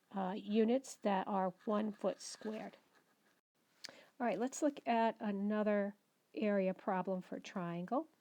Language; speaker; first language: English; native; English